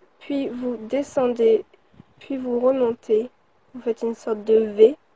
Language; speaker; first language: French; early bilingual, other home language; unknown